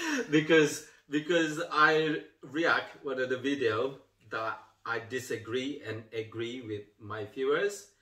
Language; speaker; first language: English; non-native, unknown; Indonesian